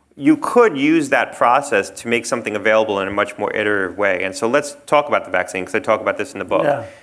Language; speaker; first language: English; native; English